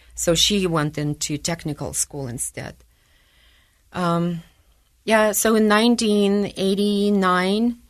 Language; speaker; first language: English; non-native, fluent; Ukrainian